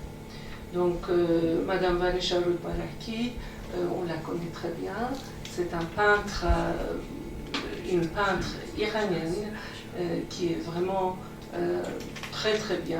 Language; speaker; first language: French; non-native, fluent; Persian